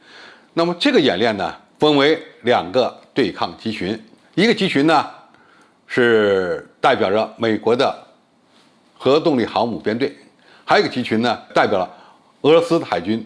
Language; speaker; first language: Chinese; native; Chinese